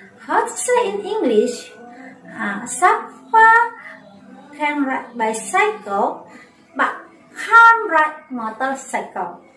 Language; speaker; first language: English; non-native, learner; Indonesian